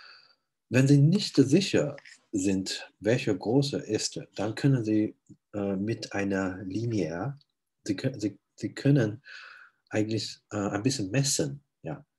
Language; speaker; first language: German; non-native, fluent; Chinese